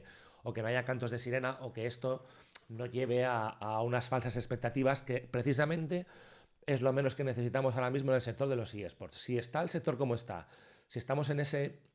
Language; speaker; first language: Spanish; native; Spanish